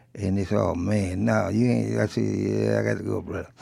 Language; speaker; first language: English; early bilingual, other home language; French